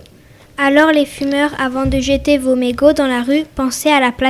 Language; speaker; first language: French; native; French